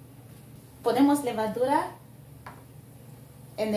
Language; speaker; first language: Spanish; non-native, learner; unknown